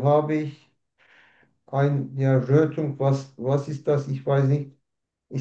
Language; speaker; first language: German; non-native, learner; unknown